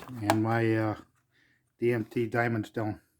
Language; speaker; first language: English; native; English